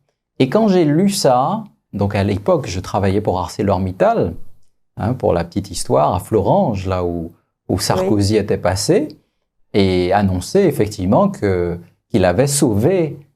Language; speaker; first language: French; native; French